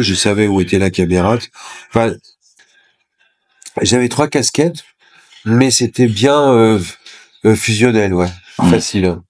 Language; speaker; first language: French; native; French